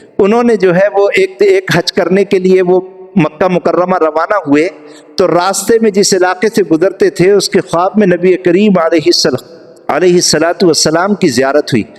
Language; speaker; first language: Urdu; native; Urdu